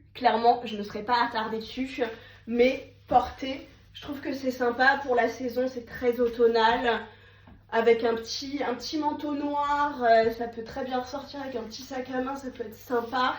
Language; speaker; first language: French; native; French